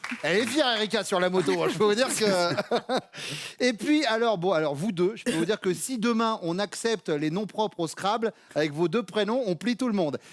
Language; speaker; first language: French; native; French